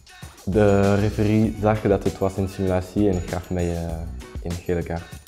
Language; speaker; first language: Dutch; non-native, local second language; French